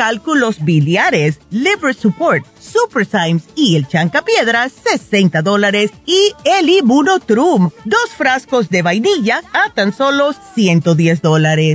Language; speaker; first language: Spanish; native; Spanish